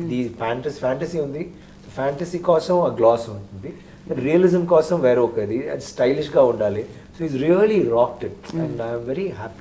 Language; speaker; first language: Telugu; non-native, learner; Tamil